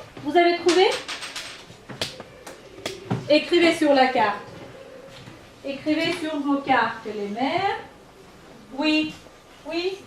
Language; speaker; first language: French; non-native, fluent; Russian